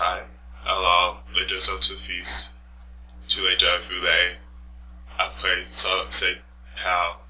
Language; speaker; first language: French; non-native, learner; English